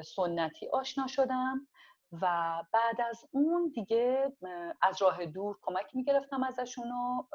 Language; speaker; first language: Persian; non-native, local second language; Azerbaijani